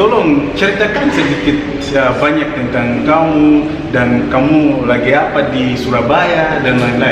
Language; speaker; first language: Indonesian; non-native, fluent; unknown